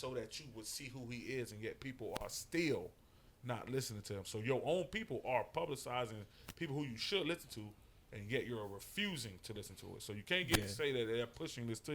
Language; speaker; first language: English; native; English